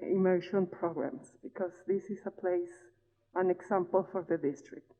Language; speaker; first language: English; non-native, fluent; Spanish